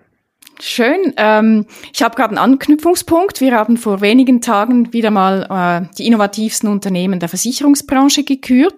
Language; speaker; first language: German; native; German